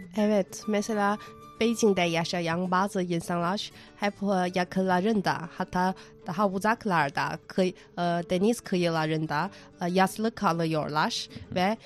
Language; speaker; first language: Turkish; non-native, fluent; Chinese